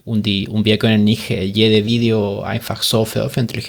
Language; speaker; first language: German; non-native, fluent; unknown